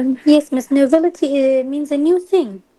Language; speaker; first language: English; non-native, fluent; Arabic